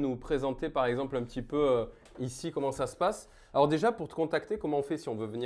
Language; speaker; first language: French; native; French